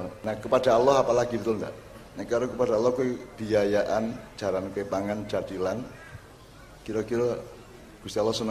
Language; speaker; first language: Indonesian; non-native, local second language; Javanese